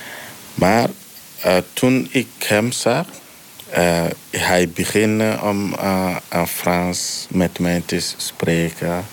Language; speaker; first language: Dutch; non-native, learner; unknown